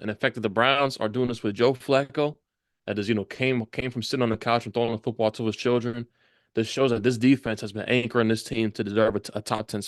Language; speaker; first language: English; native; English